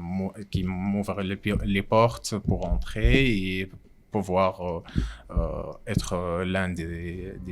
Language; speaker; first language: French; non-native, local second language; Arabic